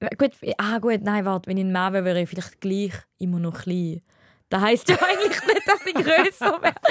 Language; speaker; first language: German; early bilingual, other home language; Tamil